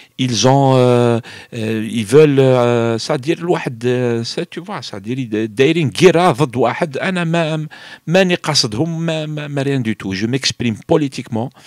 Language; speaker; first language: French; non-native, local second language; Arabic